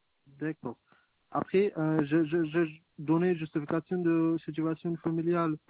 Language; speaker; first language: French; non-native, learner; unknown